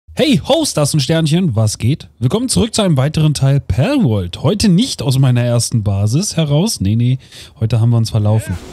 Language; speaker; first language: German; native; German